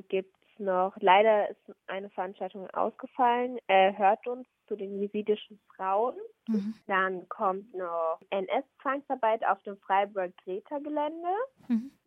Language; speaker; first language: German; early bilingual, other home language; Somali